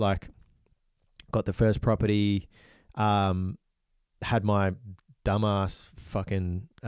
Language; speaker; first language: English; native; English